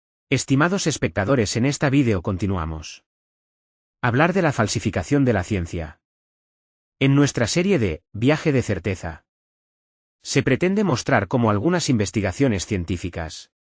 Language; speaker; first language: Spanish; non-native, fluent; Arabic